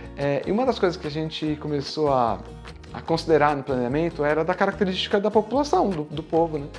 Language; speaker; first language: Portuguese; native; Portuguese